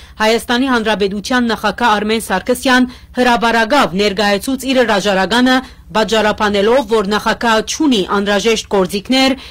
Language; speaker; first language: Armenian; early bilingual, heritage; Armenian